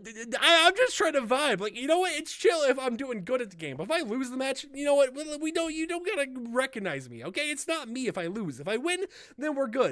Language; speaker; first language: English; native; English